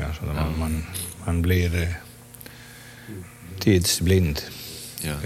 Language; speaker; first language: Swedish; non-native, fluent; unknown